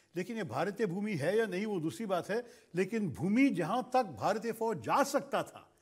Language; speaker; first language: Hindi; non-native, local second language; Malayalam